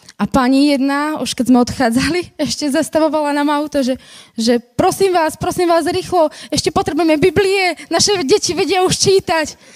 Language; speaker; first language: Slovak; native; Slovak